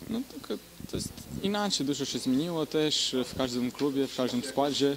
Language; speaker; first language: Polish; early bilingual, heritage; Polish